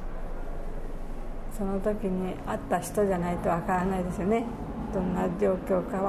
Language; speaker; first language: Japanese; native; Japanese